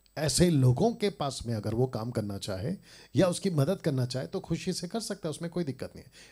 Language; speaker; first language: Hindi; native; Hindi